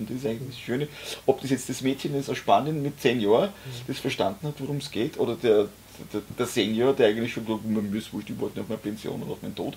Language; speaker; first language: German; native; German